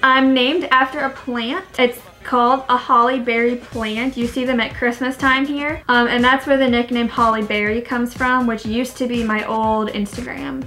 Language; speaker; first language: English; native; English